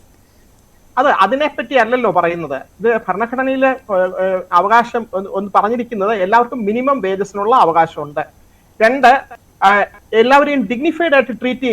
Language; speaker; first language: Malayalam; native; Malayalam